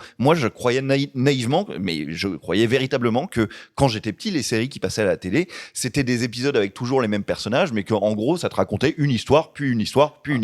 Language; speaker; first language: French; native; French